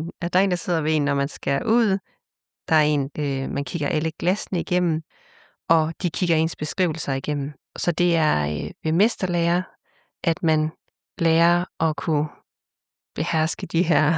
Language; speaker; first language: Danish; native; Danish